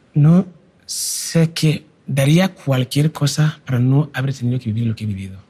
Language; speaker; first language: Spanish; non-native, fluent; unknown